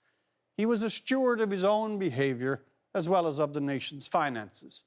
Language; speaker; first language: English; native; English